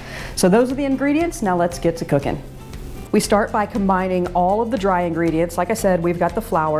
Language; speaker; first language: English; native; English